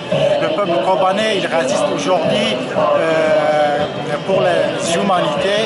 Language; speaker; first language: French; non-native, learner; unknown